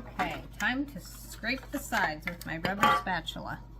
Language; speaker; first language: English; native; English